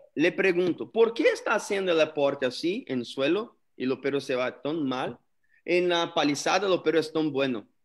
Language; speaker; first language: Spanish; non-native, learner; Portuguese